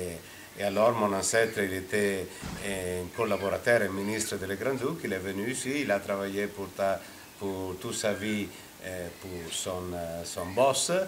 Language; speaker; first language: French; non-native, fluent; Italian